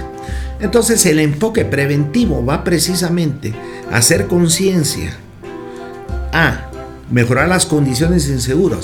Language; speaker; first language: Spanish; native; Spanish